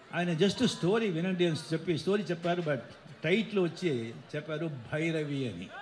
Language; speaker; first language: Telugu; non-native, fluent; Marathi